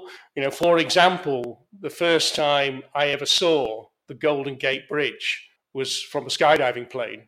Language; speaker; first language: English; native; English